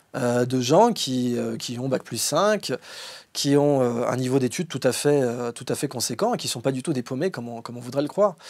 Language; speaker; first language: French; native; French